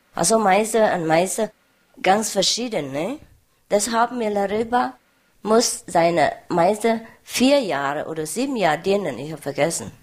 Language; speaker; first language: German; non-native, learner; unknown